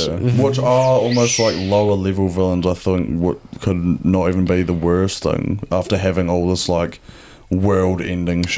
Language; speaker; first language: English; native; English